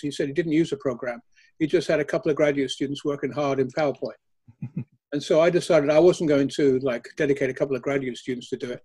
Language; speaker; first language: English; native; English